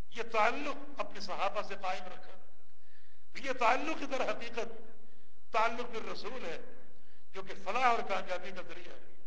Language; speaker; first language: Urdu; native; Urdu